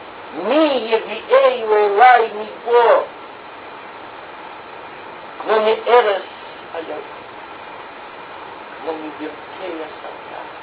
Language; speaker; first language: Hebrew; non-native, fluent; Russian